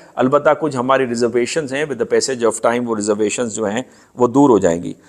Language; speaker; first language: Urdu; non-native, local second language; Sindhi